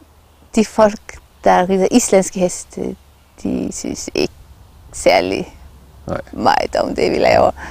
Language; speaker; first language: Danish; non-native, local second language; Faroese